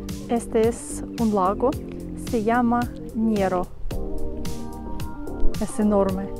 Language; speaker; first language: Spanish; non-native, fluent; Russian